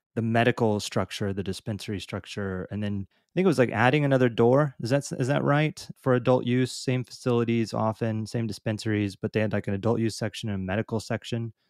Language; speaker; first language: English; native; English